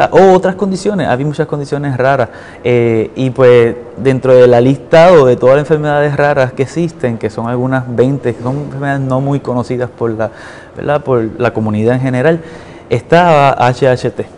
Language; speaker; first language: Spanish; native; Spanish